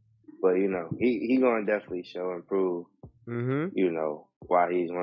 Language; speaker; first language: English; native; English